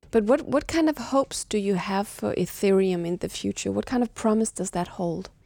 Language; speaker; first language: English; non-native, fluent; Danish